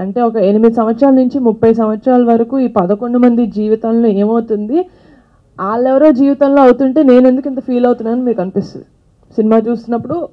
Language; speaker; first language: Telugu; native; Telugu